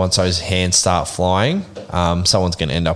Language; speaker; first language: English; native; English